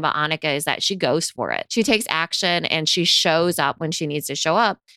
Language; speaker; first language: English; native; English